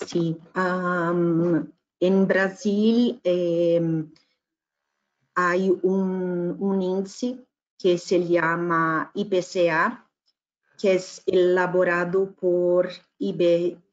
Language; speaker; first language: Spanish; non-native, fluent; Portuguese